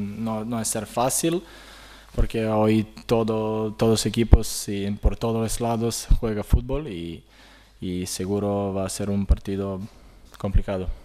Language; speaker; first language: Spanish; non-native, learner; Serbian